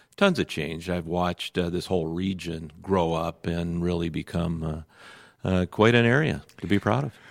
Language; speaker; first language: English; native; English